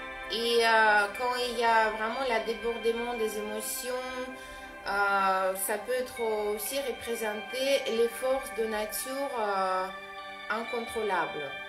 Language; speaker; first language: French; non-native, fluent; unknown